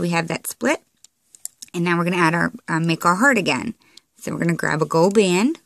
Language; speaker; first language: English; native; English